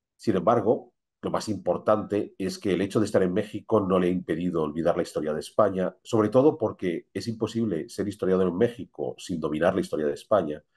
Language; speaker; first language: Spanish; native; Spanish